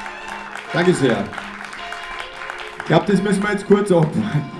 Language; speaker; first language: German; native; German